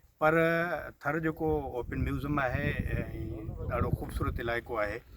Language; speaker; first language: Sindhi; native; Sindhi